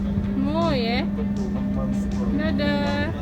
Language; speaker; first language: Dutch; non-native, learner; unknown